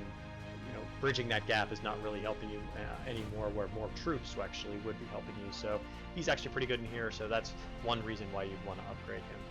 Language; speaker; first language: English; native; English